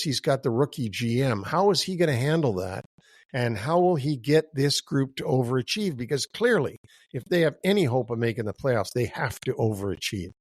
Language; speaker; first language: English; native; English